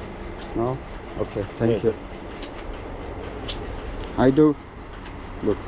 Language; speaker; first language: English; non-native, learner; Armenian